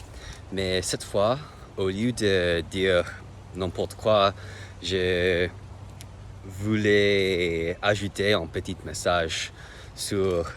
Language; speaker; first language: French; non-native, learner; English